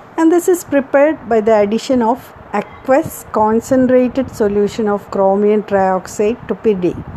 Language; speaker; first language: English; non-native, local second language; Malayalam